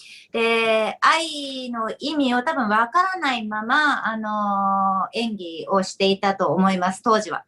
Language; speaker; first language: Japanese; native; Japanese